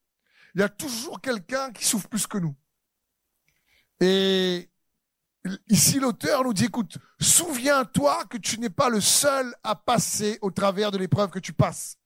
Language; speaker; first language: French; native; French